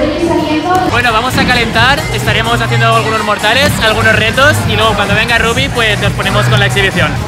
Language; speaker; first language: Spanish; native; Spanish